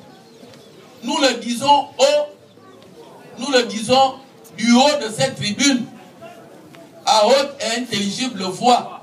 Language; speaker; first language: French; non-native, local second language; Fang